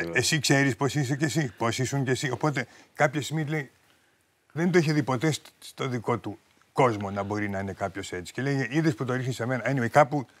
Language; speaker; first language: Greek; early bilingual, heritage; Greek